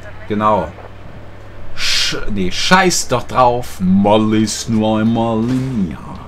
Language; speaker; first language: German; native; German